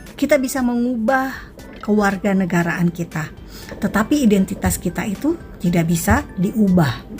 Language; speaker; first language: Indonesian; native; Indonesian